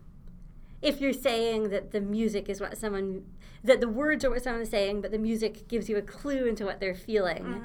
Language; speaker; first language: English; native; English